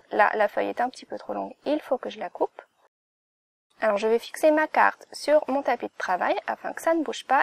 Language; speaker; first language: French; native; French